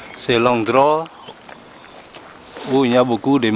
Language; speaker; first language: French; non-native, learner; Khmer